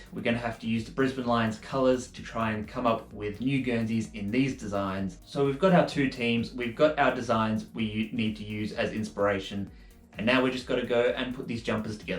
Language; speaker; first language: English; native; English